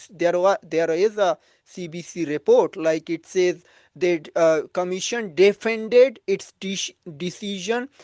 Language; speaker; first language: English; non-native, fluent; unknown